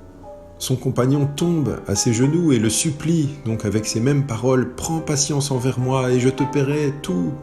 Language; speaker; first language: French; native; French